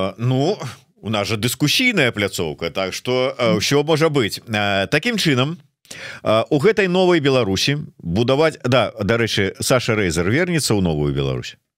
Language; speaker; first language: Belarusian; non-native, local second language; Russian